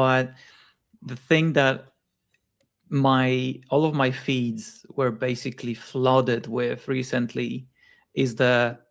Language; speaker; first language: English; non-native, fluent; Polish